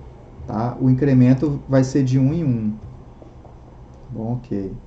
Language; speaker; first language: Portuguese; native; Portuguese